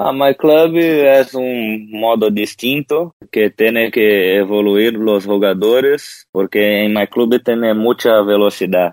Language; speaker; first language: Spanish; non-native, learner; Portuguese